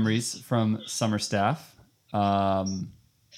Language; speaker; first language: English; native; English